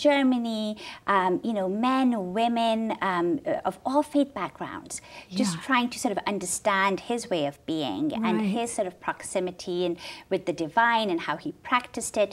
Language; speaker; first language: English; non-native, local second language; Urdu